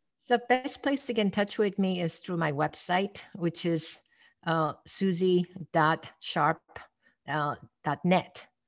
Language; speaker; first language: English; non-native, fluent; Korean